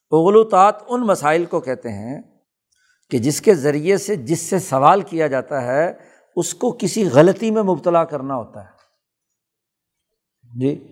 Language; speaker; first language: Urdu; non-native, local second language; Punjabi